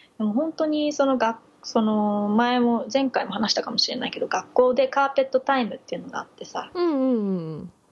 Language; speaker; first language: Japanese; early bilingual, heritage; Japanese